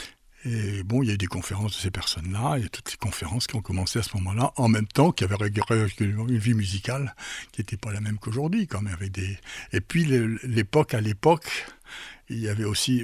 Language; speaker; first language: French; native; French